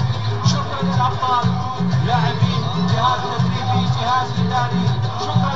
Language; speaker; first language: Arabic; native; Arabic